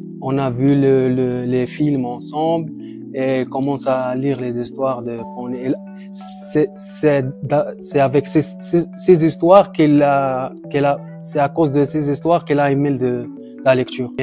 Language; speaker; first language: French; non-native, fluent; Arabic